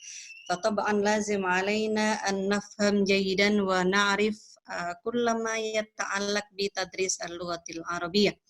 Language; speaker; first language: Arabic; non-native, fluent; Indonesian